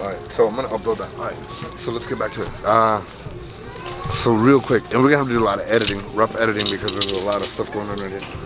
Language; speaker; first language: English; early bilingual, other home language; Spanish